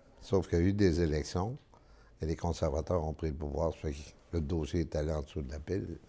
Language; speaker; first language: French; native; French